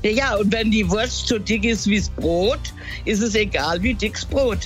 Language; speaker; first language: German; native; German